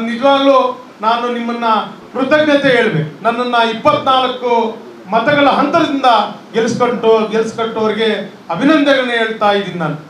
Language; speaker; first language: Kannada; native; Kannada